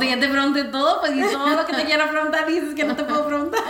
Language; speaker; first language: Spanish; early bilingual, heritage; Spanish